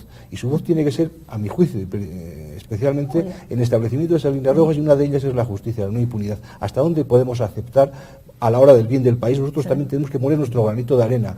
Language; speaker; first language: Spanish; native; Spanish